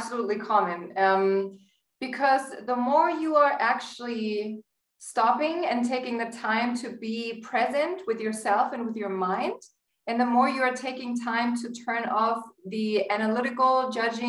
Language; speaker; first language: English; non-native, fluent; German